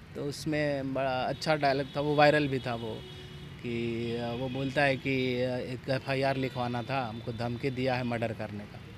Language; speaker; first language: Hindi; native; Hindi